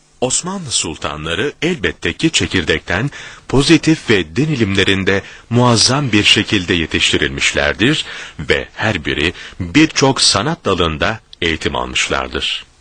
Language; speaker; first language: Turkish; native; Turkish